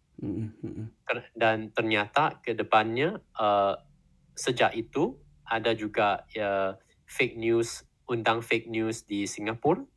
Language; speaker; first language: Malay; non-native, learner; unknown